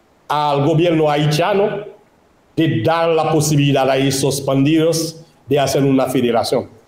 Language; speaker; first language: Spanish; non-native, local second language; Haitian Creole